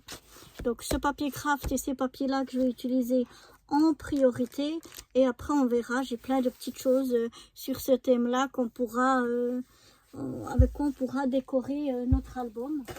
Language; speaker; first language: French; native; French